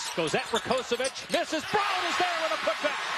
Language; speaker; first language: English; native; English